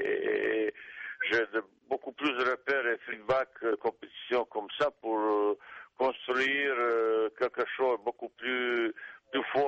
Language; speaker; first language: French; non-native, fluent; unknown